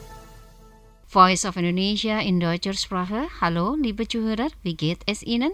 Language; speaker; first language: German; non-native, fluent; Indonesian